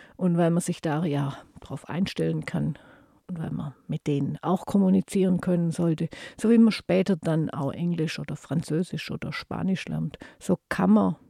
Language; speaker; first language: German; native; German